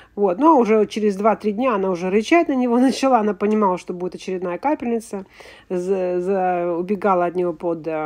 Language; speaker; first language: Russian; native; Russian